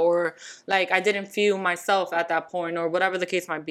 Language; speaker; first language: English; early bilingual, other home language; Spanish